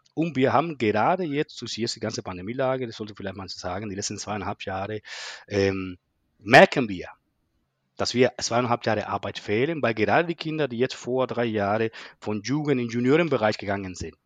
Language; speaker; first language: German; non-native, fluent; Spanish